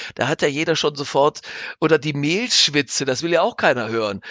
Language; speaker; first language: German; native; German